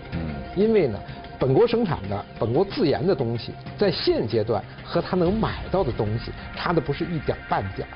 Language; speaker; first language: Chinese; native; Chinese